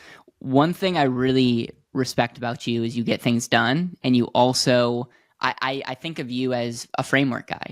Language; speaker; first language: English; native; English